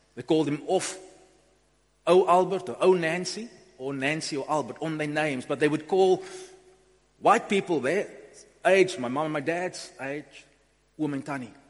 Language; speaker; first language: English; non-native, local second language; Afrikaans